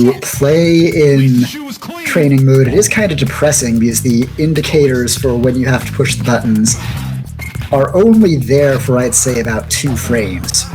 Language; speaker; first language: English; native; English